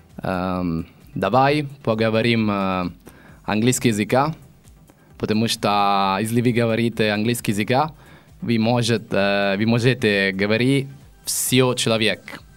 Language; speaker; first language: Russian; non-native, learner; Italian